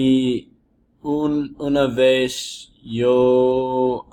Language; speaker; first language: Spanish; non-native, learner; English